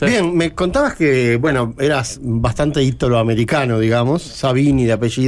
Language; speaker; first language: Spanish; native; Spanish